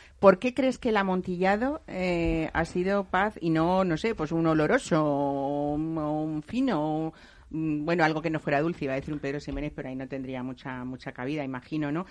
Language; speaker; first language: Spanish; native; Spanish